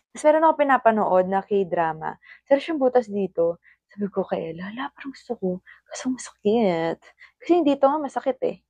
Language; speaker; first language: Filipino; native; Filipino